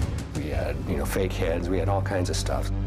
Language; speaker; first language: English; native; English